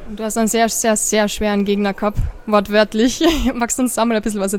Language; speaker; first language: German; native; German